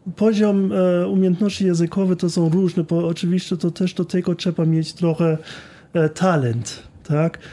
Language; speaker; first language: Polish; non-native, fluent; German